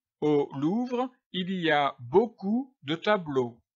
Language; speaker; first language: French; native; French